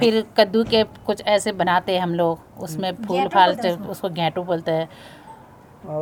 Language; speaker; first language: Hindi; non-native, local second language; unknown